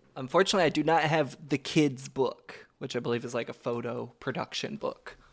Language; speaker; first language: English; native; English